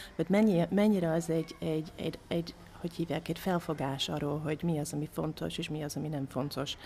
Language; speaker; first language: Hungarian; non-native, fluent; English